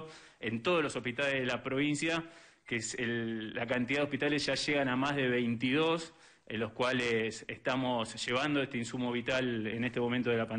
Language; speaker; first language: Spanish; native; Spanish